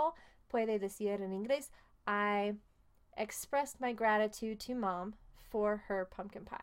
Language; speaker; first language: Spanish; non-native, fluent; English